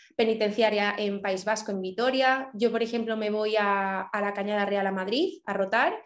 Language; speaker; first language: Spanish; native; Spanish